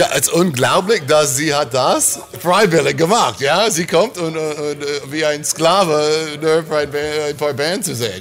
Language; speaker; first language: German; non-native, learner; English